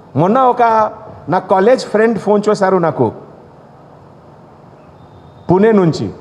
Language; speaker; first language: Telugu; non-native, fluent; Hindi